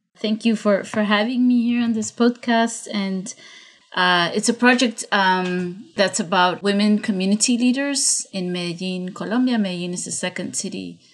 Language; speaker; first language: English; non-native, fluent; Spanish